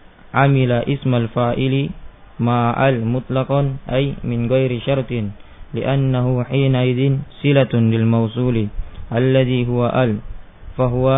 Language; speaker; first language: Arabic; non-native, fluent; Indonesian